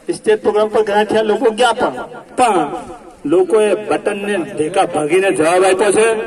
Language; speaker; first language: Gujarati; native; Gujarati